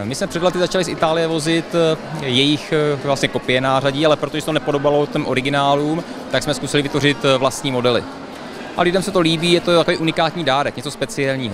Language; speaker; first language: Czech; native; Czech